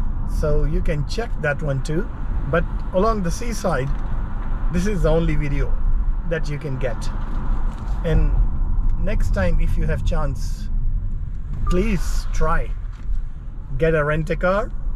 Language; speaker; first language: English; non-native, local second language; Urdu